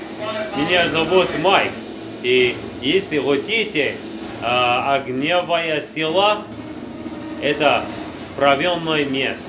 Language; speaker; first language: Russian; non-native, learner; English